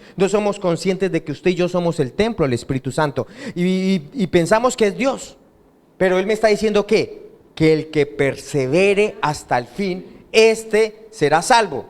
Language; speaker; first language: Spanish; native; Spanish